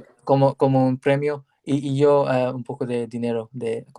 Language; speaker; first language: Spanish; non-native, learner; English